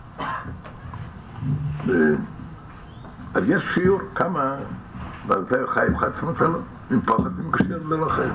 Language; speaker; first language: Hebrew; non-native, fluent; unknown